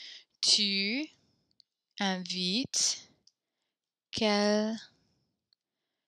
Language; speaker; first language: French; non-native, learner; English